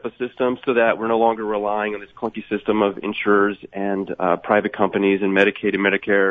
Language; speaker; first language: English; native; English